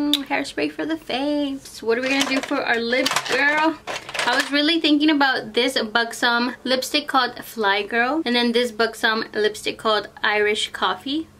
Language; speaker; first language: English; early bilingual, other home language; Spanish